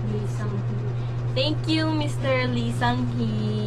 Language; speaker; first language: English; non-native, learner; Filipino